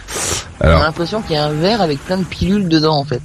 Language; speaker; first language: French; native; French